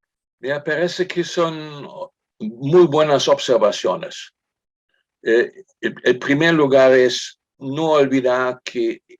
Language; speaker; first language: Spanish; non-native, fluent; German